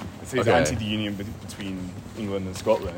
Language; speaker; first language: English; native; English